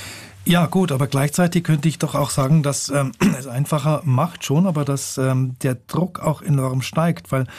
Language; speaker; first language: German; native; German